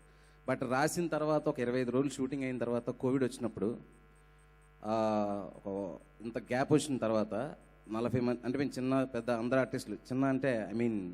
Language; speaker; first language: Telugu; native; Telugu